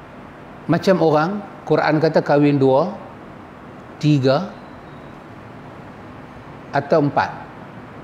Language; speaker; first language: Malay; native; Malay